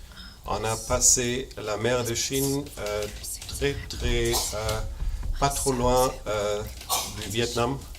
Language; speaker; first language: French; non-native, fluent; German